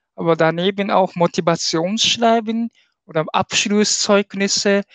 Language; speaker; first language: German; non-native, fluent; Japanese